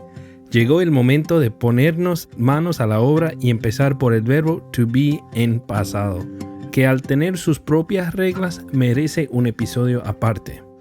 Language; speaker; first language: Spanish; non-native, fluent; English